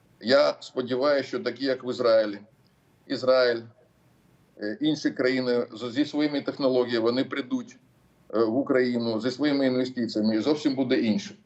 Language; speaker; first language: Ukrainian; non-native, local second language; Russian